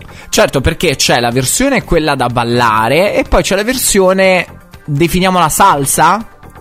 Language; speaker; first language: Italian; native; Italian